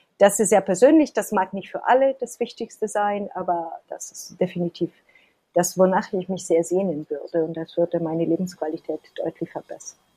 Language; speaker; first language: German; non-native, fluent; Italian